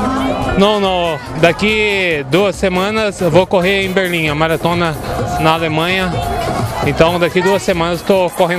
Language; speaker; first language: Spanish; non-native, learner; Portuguese